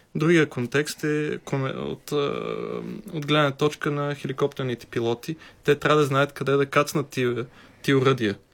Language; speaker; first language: Bulgarian; non-native, fluent; English